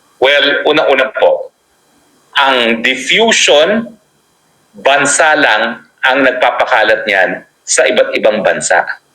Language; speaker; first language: Filipino; native; Filipino